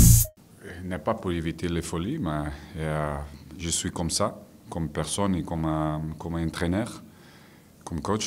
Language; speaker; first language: French; non-native, fluent; Portuguese